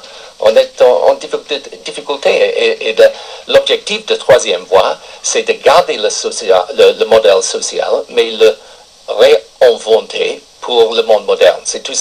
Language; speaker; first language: French; non-native, fluent; English